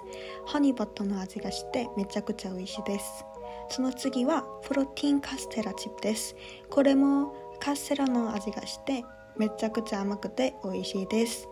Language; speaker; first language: Japanese; non-native, fluent; Korean